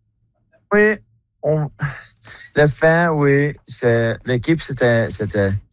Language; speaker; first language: French; non-native, learner; Dutch